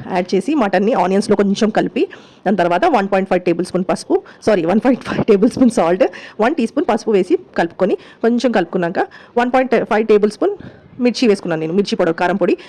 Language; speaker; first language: Telugu; non-native, local second language; Urdu